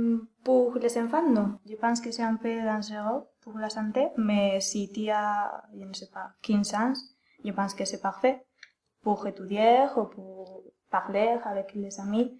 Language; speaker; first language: French; non-native, learner; Spanish